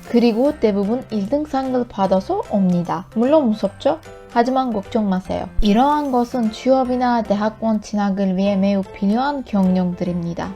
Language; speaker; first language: Korean; non-native, learner; Turkish